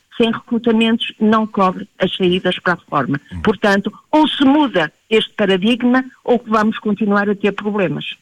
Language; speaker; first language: Portuguese; early bilingual, heritage; Portuguese